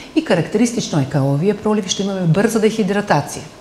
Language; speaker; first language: Macedonian; native; Macedonian